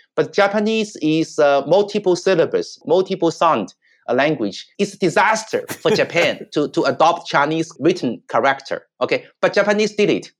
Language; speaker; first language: English; non-native, fluent; Chinese